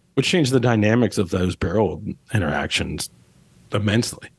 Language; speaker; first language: English; native; English